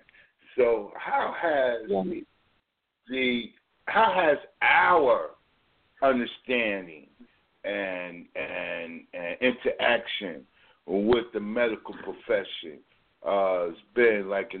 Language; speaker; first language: English; native; English